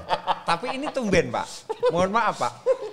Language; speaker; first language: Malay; non-native, local second language; Javanese